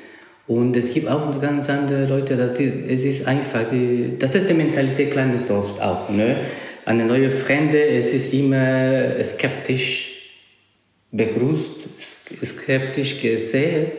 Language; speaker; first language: German; non-native, learner; Spanish